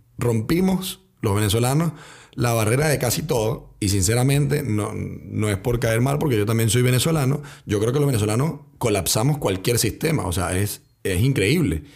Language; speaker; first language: Spanish; native; Spanish